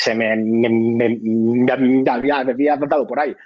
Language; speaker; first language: Spanish; native; Spanish